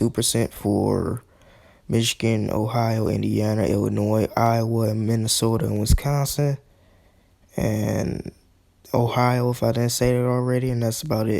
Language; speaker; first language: English; native; English